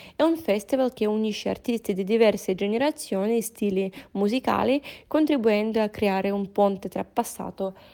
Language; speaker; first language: Italian; non-native, fluent; Russian